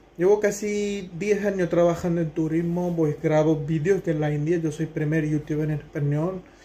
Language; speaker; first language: Spanish; non-native, fluent; Hindi